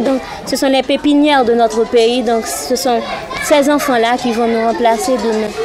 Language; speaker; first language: French; non-native, local second language; Haitian Creole